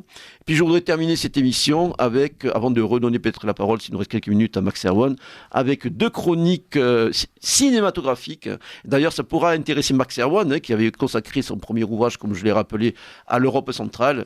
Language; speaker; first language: French; native; French